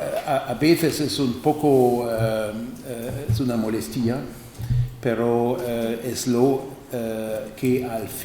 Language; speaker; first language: Spanish; non-native, fluent; German